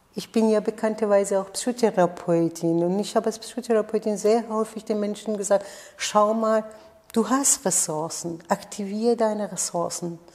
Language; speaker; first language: German; non-native, fluent; Persian